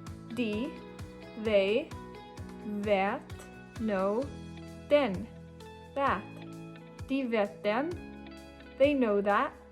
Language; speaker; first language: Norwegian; non-native, learner; English